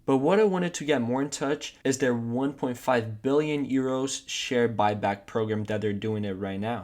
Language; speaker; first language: English; non-native, fluent; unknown